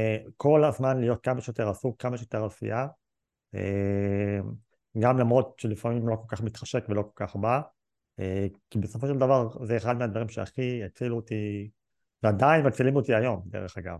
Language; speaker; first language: Hebrew; native; Hebrew